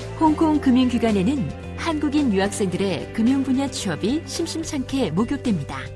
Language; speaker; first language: Korean; native; Korean